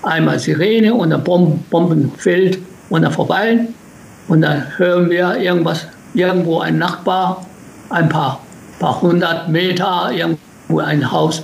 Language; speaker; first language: German; non-native, learner; Japanese